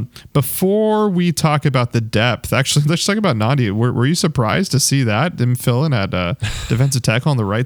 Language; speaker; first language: English; native; English